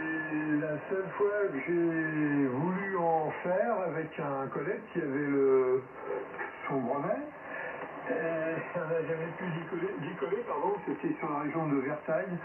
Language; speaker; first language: French; native; French